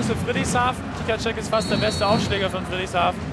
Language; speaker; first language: German; native; German